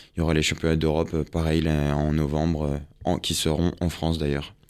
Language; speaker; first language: French; native; French